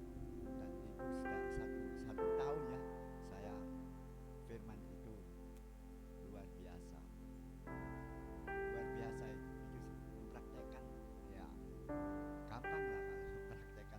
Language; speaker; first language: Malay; non-native, local second language; Javanese